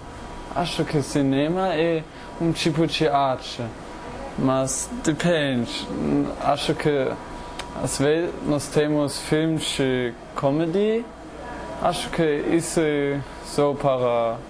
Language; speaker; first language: Portuguese; non-native, learner; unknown